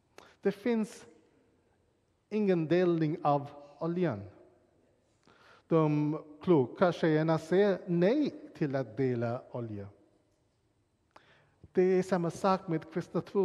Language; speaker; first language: Swedish; non-native, fluent; English